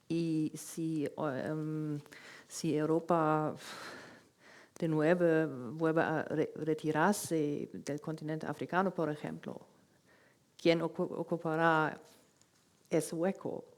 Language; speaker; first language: Spanish; non-native, fluent; German